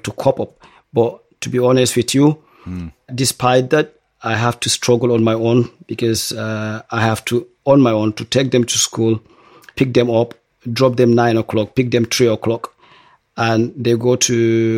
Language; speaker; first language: English; non-native, local second language; Hausa